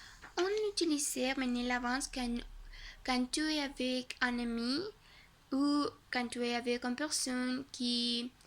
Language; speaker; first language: French; non-native, learner; Spanish